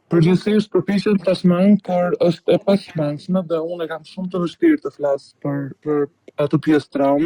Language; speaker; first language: Albanian; native; Albanian